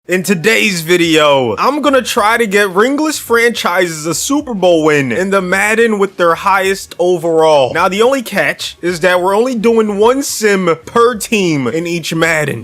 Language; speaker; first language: English; native; English